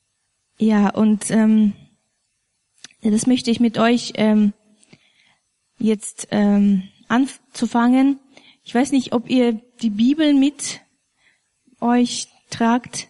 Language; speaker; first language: German; non-native, fluent; Russian